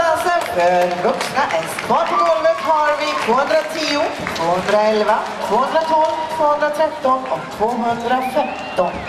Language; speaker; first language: Swedish; native; Swedish